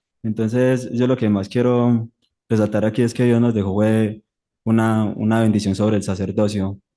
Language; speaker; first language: Spanish; native; Spanish